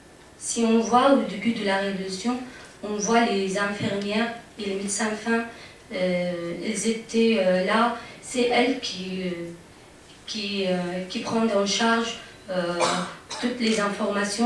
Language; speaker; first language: French; non-native, fluent; Arabic